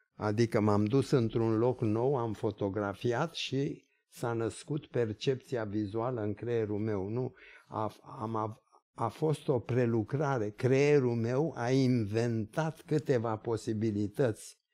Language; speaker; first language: Romanian; early bilingual, other home language; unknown